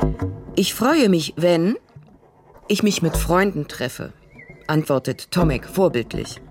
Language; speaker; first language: German; non-native, fluent; Russian